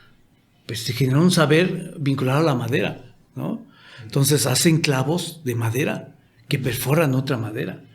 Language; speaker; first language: Spanish; native; Spanish